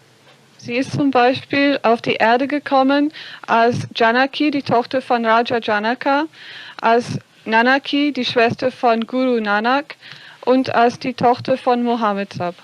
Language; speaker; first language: German; non-native, fluent; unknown